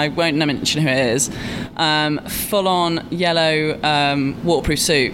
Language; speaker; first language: English; native; English